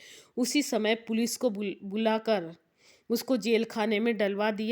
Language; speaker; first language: Hindi; native; Hindi